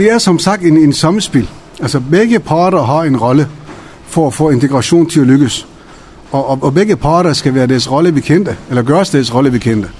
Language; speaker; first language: Danish; non-native, fluent; Persian